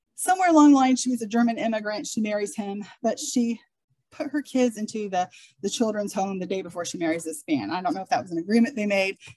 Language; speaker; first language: English; native; English